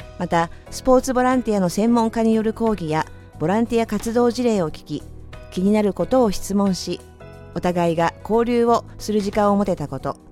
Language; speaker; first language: Japanese; native; Japanese